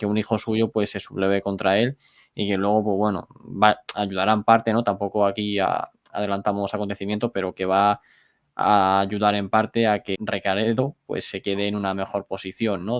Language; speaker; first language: Spanish; native; Spanish